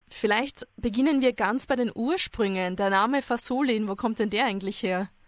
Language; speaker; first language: German; native; German